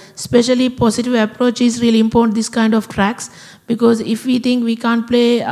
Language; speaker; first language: English; non-native, local second language; Sinhala